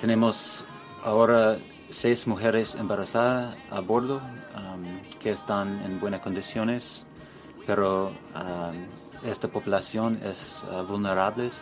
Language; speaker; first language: Spanish; non-native, fluent; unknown